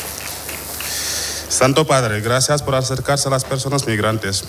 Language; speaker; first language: Spanish; non-native, fluent; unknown